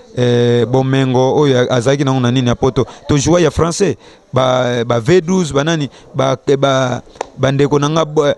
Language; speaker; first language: Lingala; non-native, local second language; Kongo